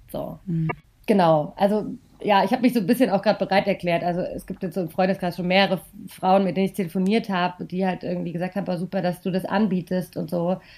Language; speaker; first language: German; native; German